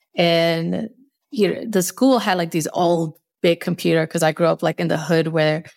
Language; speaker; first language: English; early bilingual, other home language; Spanish